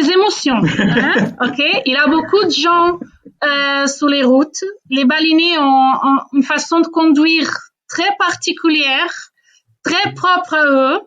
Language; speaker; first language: French; non-native, fluent; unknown